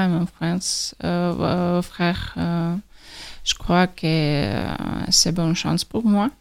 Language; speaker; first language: French; non-native, learner; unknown